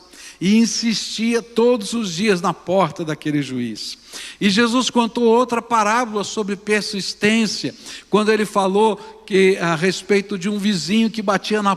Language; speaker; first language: Portuguese; native; Portuguese